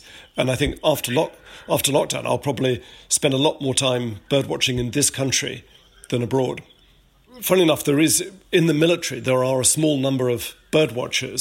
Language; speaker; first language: English; native; English